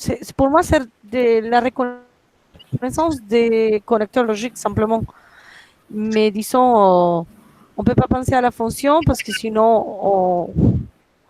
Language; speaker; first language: French; non-native, fluent; Spanish